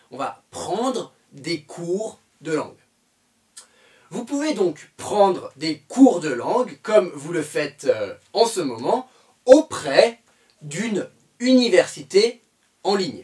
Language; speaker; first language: French; native; French